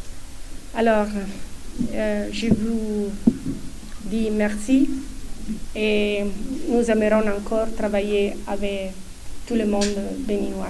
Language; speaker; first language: French; non-native, fluent; Italian